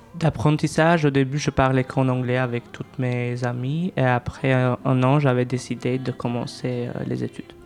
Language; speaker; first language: French; non-native, fluent; Albanian